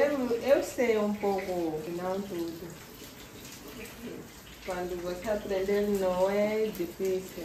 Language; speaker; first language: Portuguese; non-native, local second language; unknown